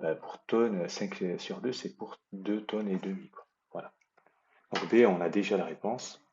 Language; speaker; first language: French; native; French